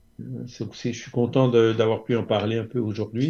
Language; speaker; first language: French; native; French